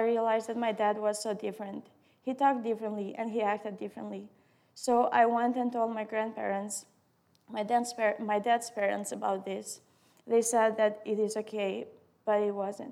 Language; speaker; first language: English; non-native, fluent; Albanian